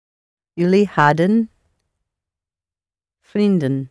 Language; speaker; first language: Dutch; non-native, learner; English